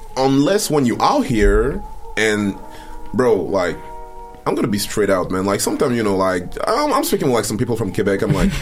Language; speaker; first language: English; early bilingual, other home language; French